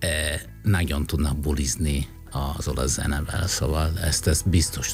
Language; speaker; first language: Hungarian; non-native, fluent; Italian